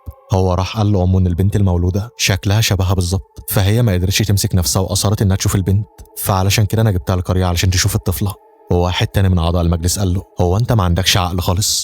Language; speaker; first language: Arabic; native; Arabic